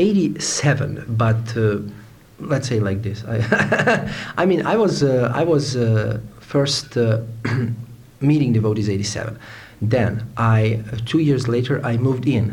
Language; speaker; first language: English; non-native, fluent; Serbian